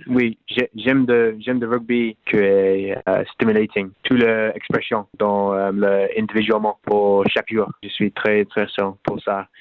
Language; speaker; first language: French; non-native, learner; English